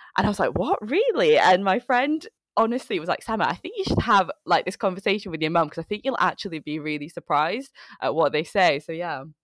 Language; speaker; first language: English; early bilingual, other home language; Bangla